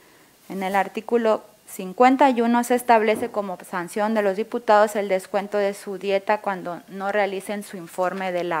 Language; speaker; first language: Spanish; native; Spanish